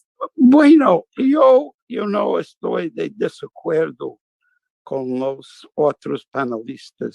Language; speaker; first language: Spanish; non-native, fluent; English